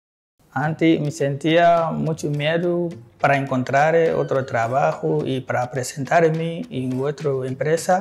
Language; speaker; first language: Spanish; non-native, fluent; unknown